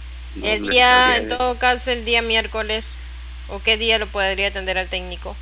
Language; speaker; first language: Spanish; native; Spanish